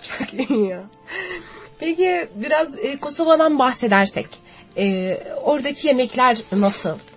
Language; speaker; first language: Turkish; non-native, fluent; Arabic